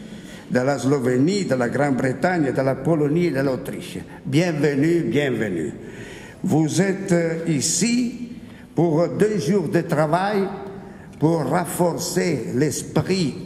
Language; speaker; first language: French; non-native, fluent; Italian